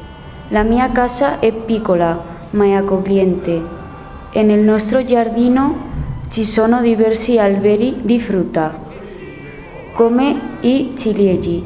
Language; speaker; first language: Italian; non-native, learner; Spanish